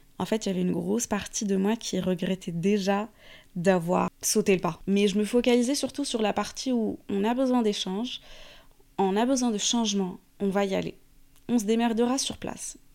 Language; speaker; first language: French; non-native, fluent; Arabic